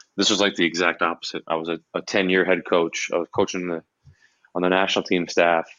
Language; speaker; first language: English; native; English